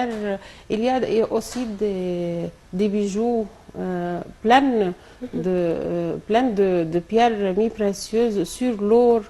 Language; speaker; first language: French; non-native, local second language; Arabic